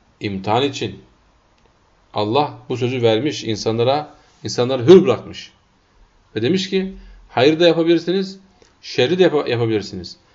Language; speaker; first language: Turkish; non-native, fluent; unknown